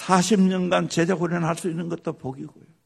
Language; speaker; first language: Korean; native; Korean